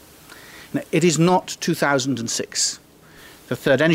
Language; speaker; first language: English; native; English